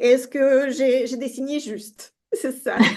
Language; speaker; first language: French; non-native, fluent; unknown